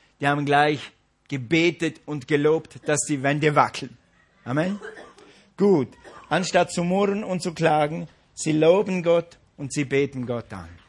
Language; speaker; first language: German; non-native, fluent; English